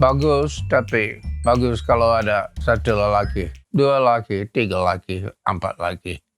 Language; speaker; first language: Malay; non-native, learner; English